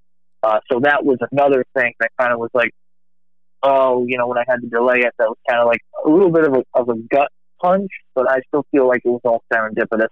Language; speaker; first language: English; native; English